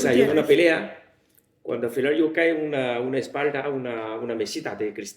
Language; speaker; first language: Spanish; non-native, learner; Chinese